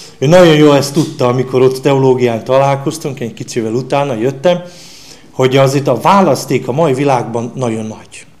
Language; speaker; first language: Hungarian; non-native, fluent; Slovenian